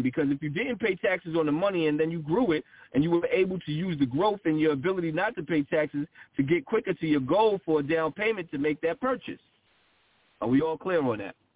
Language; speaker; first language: English; native; English